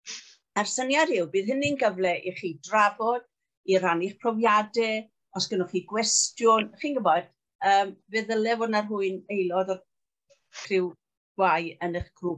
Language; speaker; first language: Welsh; native; Welsh